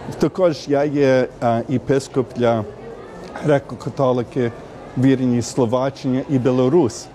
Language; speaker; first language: Ukrainian; early bilingual, heritage; Ukrainian